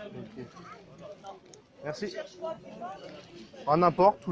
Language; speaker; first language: French; native; French